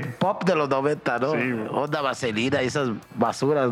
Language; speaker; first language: Spanish; native; Spanish